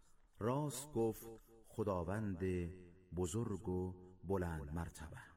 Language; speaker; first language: Persian; native; Persian